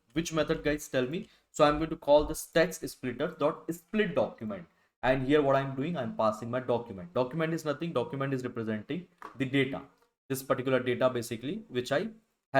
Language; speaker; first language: English; non-native, local second language; Hindi